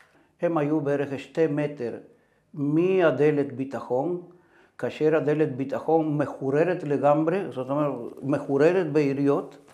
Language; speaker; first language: Hebrew; non-native, fluent; Spanish